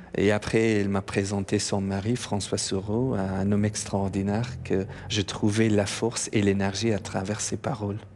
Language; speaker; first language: French; non-native, fluent; Persian